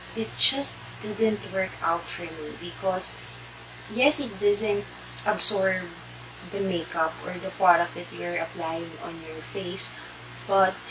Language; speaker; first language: English; non-native, local second language; Filipino